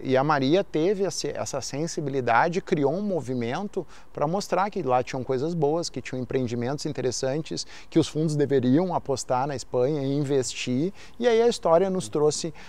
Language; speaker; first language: Portuguese; native; Portuguese